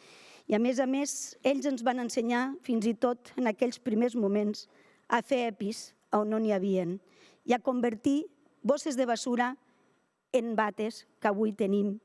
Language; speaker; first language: Catalan; native; Catalan